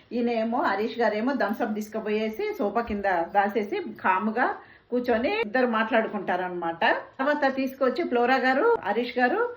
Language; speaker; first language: Telugu; non-native, local second language; Tamil